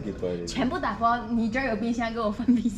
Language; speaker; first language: Chinese; native; Chinese